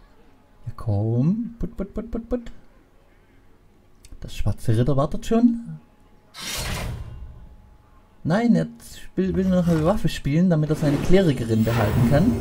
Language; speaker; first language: German; native; German